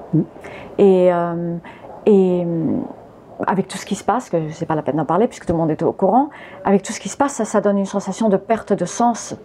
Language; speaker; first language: French; early bilingual, other home language; English